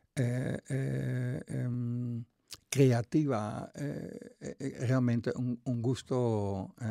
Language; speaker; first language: Spanish; non-native, fluent; Dutch